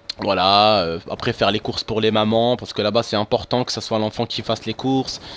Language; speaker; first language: French; non-native, local second language; Arabic